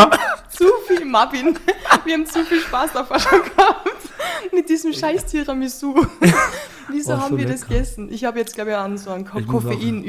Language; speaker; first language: German; native; German